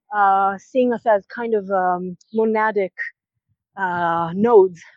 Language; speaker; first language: English; non-native, fluent; Hebrew